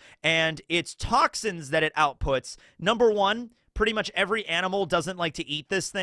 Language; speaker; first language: English; native; English